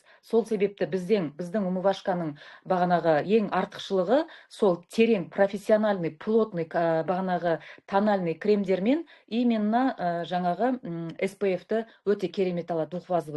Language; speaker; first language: Kazakh; native; Kazakh